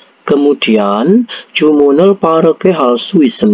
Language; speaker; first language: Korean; non-native, learner; Indonesian